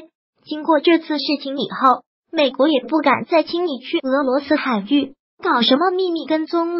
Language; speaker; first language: Chinese; native; Chinese